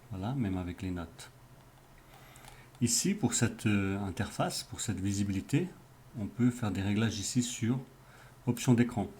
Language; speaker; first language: French; native; French